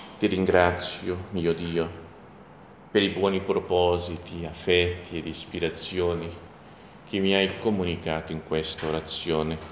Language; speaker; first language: Italian; non-native, fluent; Portuguese